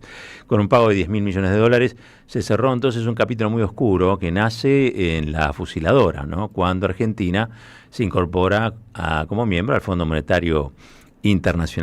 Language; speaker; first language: Spanish; native; Spanish